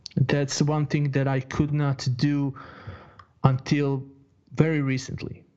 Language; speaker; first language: English; non-native, fluent; Croatian